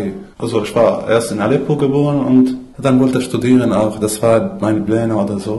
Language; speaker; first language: German; non-native, fluent; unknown